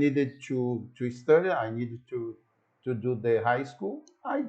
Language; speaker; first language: English; non-native, learner; Portuguese